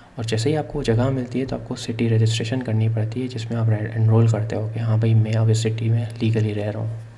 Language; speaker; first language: Urdu; native; Urdu